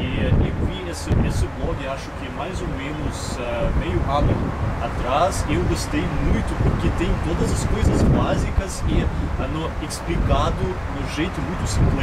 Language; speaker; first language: Portuguese; non-native, learner; Ukrainian